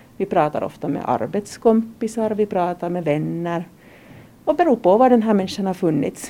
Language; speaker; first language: Swedish; native; Swedish